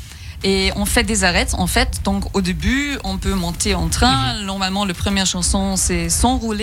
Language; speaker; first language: French; non-native, fluent; German